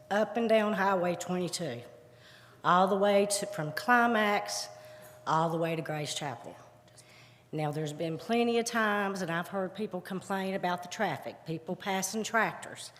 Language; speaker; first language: English; native; English